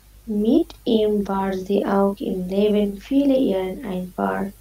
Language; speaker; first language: German; non-native, learner; Bangla